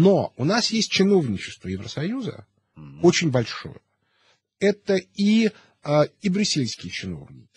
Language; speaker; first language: Russian; native; Russian